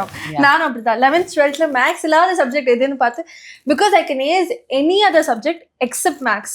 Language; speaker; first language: Tamil; native; Tamil